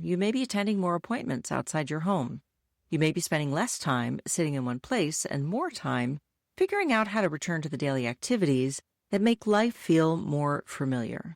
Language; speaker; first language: English; native; English